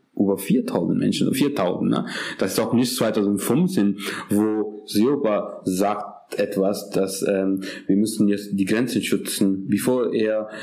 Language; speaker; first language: German; non-native, fluent; Urdu